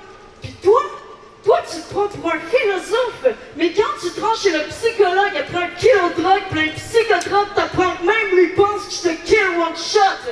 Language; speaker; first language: French; native; French